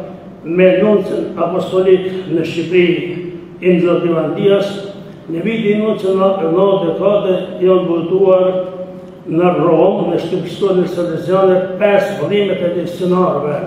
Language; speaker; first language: Albanian; native; Albanian